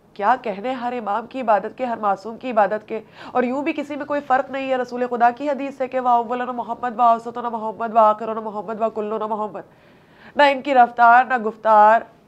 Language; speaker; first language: Hindi; native; Hindi